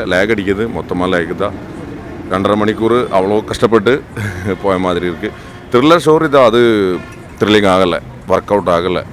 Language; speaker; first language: Tamil; non-native, local second language; Malayalam